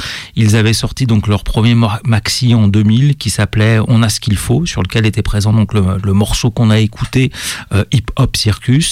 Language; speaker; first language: French; native; French